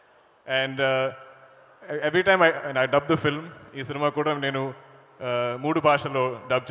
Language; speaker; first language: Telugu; non-native, learner; Malayalam